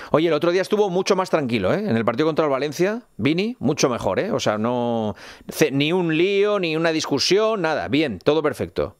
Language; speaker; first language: Spanish; native; Spanish